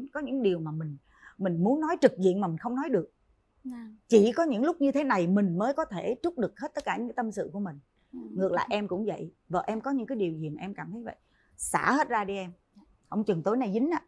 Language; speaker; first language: Vietnamese; native; Vietnamese